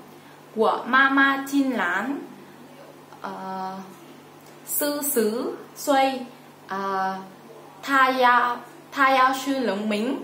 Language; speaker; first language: Chinese; non-native, learner; Vietnamese